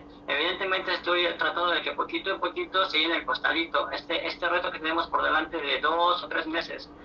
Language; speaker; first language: Spanish; native; Spanish